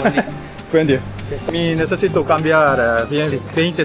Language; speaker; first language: Spanish; non-native, learner; Korean